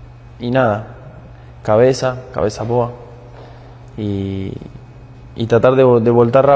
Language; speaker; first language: Portuguese; non-native, learner; Spanish